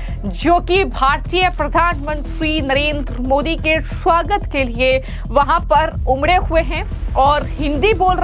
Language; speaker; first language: Hindi; native; Hindi